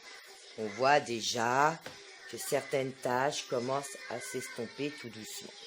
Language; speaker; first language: French; native; French